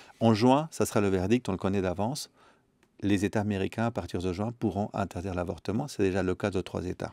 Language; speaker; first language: French; early bilingual, other home language; Spanish